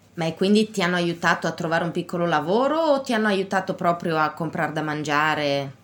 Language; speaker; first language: Italian; native; Italian